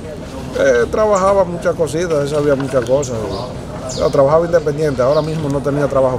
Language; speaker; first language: Spanish; native; Spanish